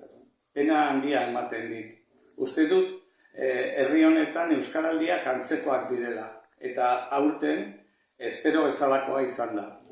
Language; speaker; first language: Basque; non-native, learner; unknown